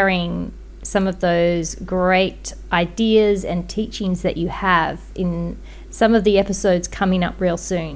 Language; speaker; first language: English; native; English